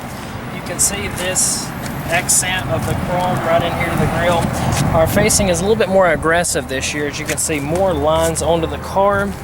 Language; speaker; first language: English; native; English